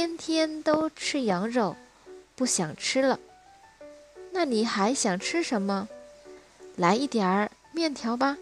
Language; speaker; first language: Chinese; non-native, fluent; Indonesian